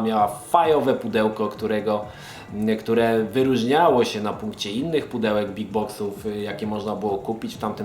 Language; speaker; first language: Polish; native; Polish